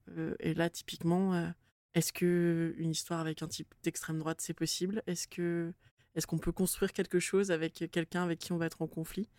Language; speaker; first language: French; native; French